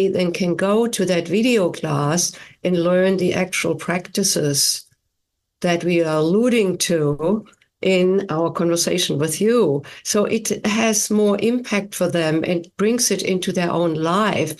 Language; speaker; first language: English; non-native, fluent; German